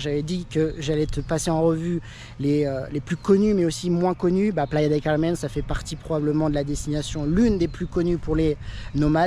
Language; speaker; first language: French; native; French